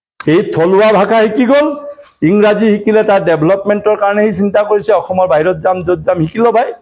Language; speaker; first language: Assamese; non-native, local second language; Marwari